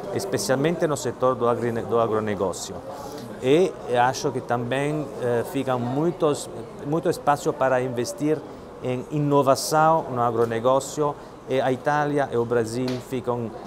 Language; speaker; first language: Portuguese; non-native, fluent; Italian